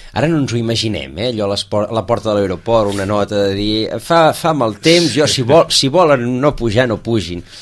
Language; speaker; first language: Catalan; native; Catalan